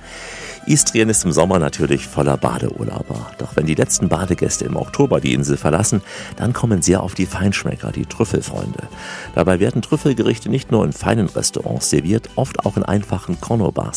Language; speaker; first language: German; native; German